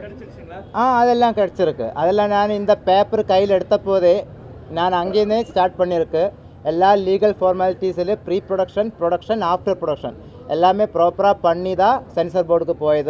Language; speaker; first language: Tamil; non-native, local second language; Malayalam